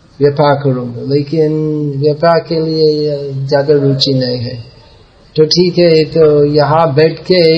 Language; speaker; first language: Hindi; non-native, fluent; English